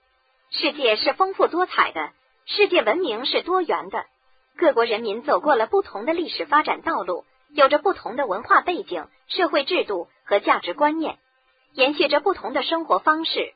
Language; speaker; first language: Chinese; native; Chinese